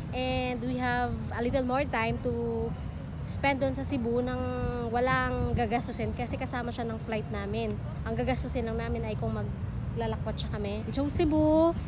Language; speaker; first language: Filipino; native; Filipino